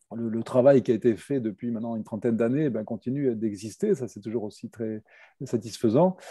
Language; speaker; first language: French; native; French